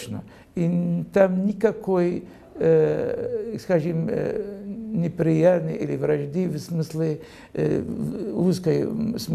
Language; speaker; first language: Russian; non-native, fluent; Arabic